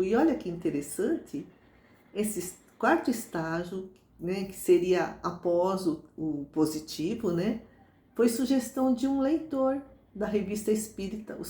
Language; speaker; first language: Portuguese; native; Portuguese